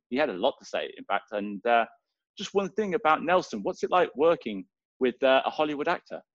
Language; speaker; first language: English; native; English